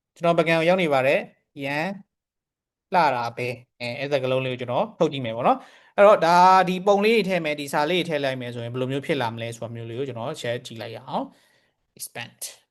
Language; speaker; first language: Burmese; native; Burmese